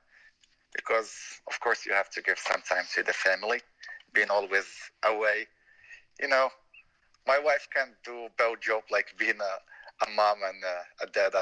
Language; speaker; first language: English; non-native, fluent; Arabic